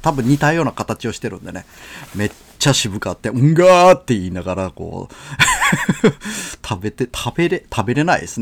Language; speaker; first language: Japanese; native; Japanese